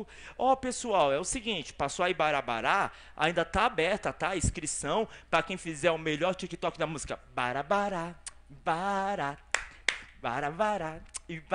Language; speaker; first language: Portuguese; native; Portuguese